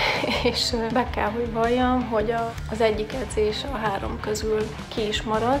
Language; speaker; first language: Hungarian; native; Hungarian